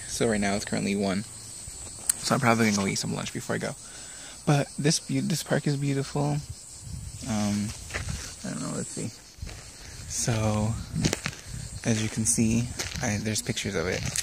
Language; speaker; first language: English; early bilingual, other home language; Spanish